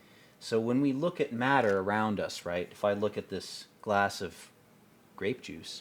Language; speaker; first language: English; native; English